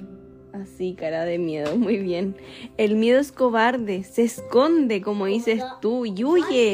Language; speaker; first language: Spanish; native; Spanish